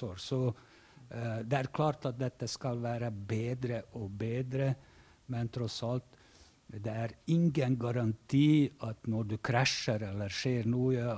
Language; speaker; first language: Norwegian; non-native, fluent; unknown